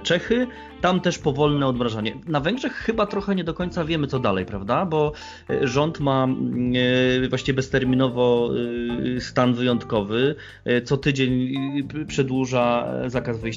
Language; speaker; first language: Polish; native; Polish